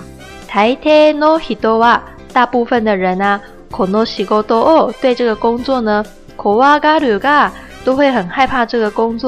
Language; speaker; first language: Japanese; non-native, fluent; Chinese